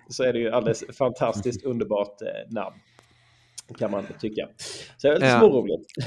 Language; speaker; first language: Swedish; native; Swedish